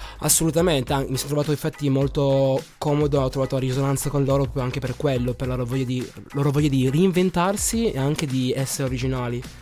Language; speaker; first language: Italian; early bilingual, other home language; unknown